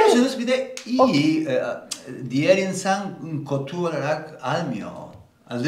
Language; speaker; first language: Turkish; non-native, learner; Spanish